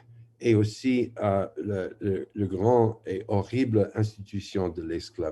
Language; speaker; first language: French; non-native, fluent; English